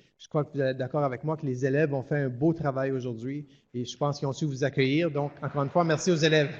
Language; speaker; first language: French; native; French